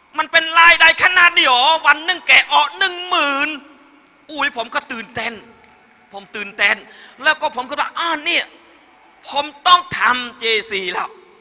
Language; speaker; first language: Thai; non-native, learner; Khmer